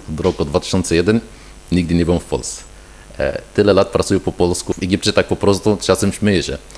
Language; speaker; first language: Polish; non-native, fluent; Arabic